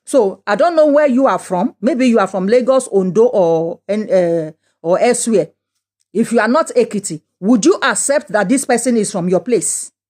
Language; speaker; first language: English; non-native, local second language; Yoruba